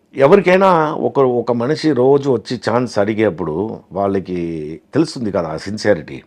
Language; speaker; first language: Telugu; non-native, fluent; Tamil